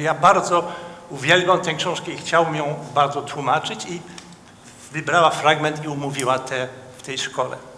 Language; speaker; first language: Polish; non-native, fluent; Dutch